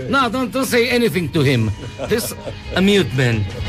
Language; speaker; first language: English; non-native, learner; Spanish